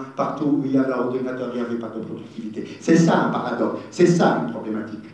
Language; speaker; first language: French; non-native, local second language; Arabic